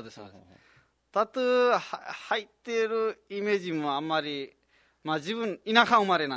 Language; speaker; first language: Japanese; non-native, fluent; Nepali